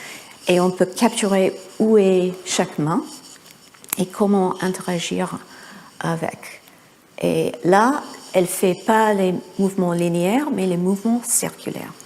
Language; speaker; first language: French; non-native, fluent; English